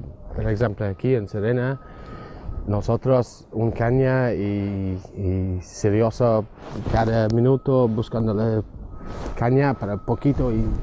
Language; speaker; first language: Spanish; non-native, learner; English